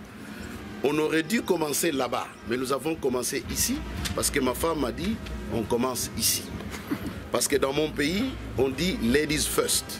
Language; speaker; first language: French; non-native, local second language; Kongo